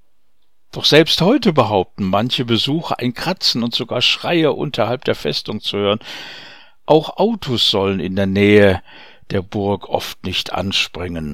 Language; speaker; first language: German; native; German